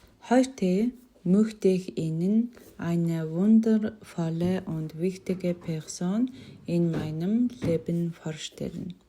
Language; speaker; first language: German; non-native, learner; Mongolian